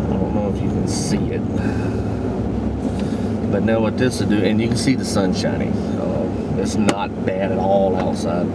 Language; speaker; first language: English; native; English